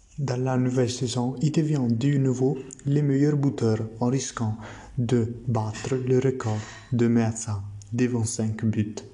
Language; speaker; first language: French; non-native, learner; Italian